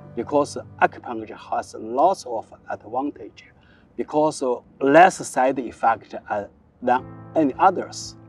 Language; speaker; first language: English; non-native, learner; Chinese